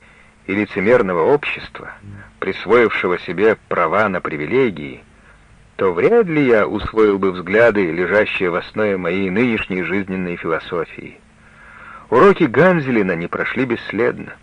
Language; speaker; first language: Russian; native; Russian